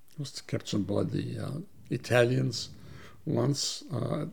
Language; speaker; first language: English; early bilingual, other home language; Serbian